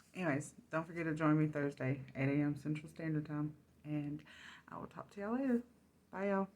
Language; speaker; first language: English; native; English